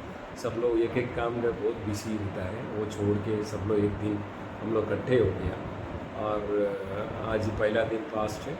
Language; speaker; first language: Hindi; non-native, local second language; Malayalam